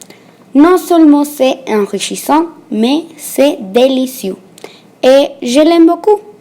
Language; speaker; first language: French; non-native, learner; Spanish